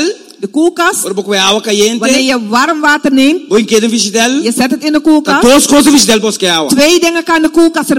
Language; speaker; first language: Dutch; non-native, local second language; Papiamento